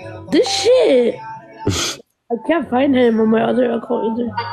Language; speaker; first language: English; early bilingual, other home language; Spanish